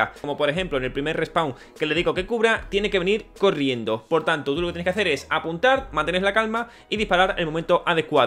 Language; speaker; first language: Spanish; native; Spanish